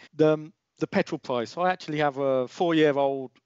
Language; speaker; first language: English; native; English